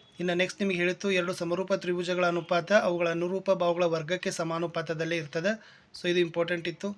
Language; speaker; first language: Kannada; native; Kannada